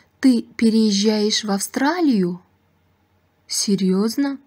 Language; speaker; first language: Russian; non-native, fluent; Uzbek